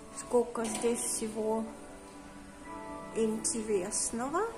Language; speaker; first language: Russian; non-native, learner; English